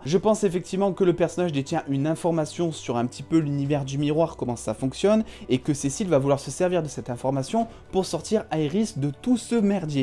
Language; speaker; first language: French; native; French